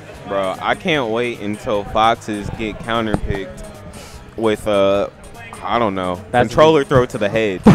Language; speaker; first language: English; native; English